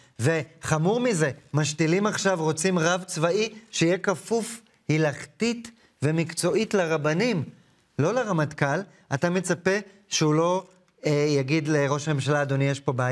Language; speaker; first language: Hebrew; native; Hebrew